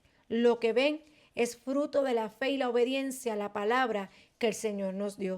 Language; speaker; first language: Spanish; native; Spanish